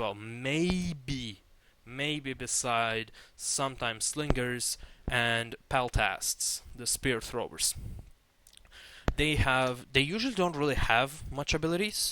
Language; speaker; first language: English; non-native, fluent; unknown